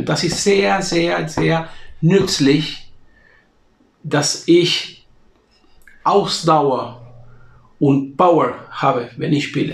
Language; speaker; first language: German; non-native, fluent; Spanish